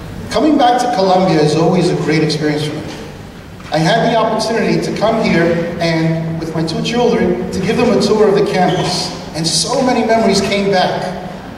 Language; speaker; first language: English; early bilingual, other home language; Spanish